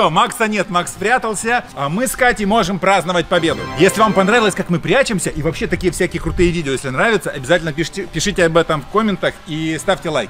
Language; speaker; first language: Russian; native; Russian